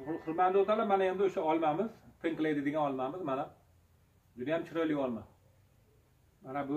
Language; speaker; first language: Russian; non-native, local second language; Uzbek